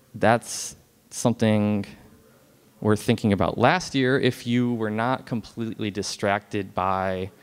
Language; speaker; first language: English; native; English